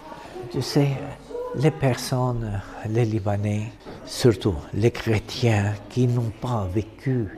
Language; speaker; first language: French; non-native, local second language; Arabic